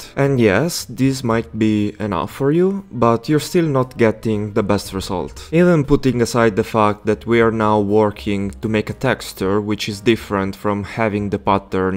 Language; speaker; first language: English; non-native, fluent; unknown